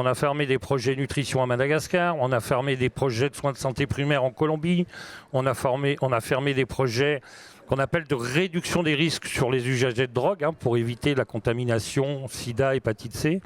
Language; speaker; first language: French; native; French